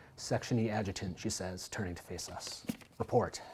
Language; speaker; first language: English; native; English